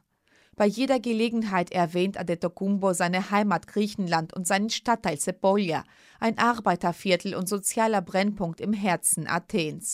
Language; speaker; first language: German; early bilingual, other home language; Greek